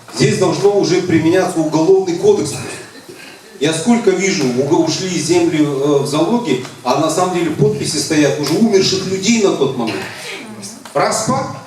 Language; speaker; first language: Russian; non-native, local second language; Kazakh